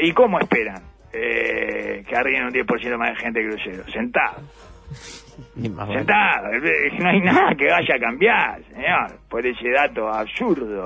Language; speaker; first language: Spanish; native; Spanish